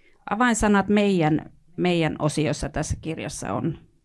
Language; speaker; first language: Finnish; native; Finnish